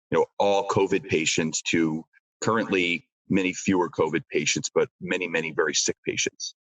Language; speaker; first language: English; native; English